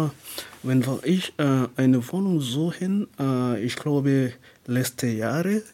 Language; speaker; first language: German; non-native, learner; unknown